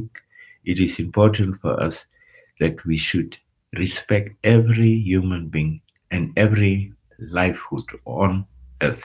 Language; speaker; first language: English; non-native, local second language; Afrikaans